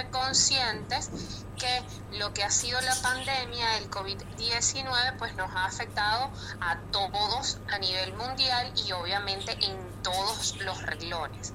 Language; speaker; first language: Spanish; native; Spanish